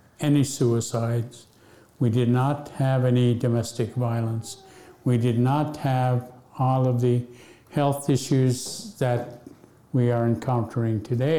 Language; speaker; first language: English; early bilingual, other home language; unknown